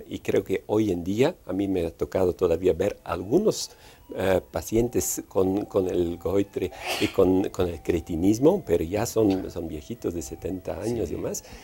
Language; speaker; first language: Spanish; non-native, fluent; Dutch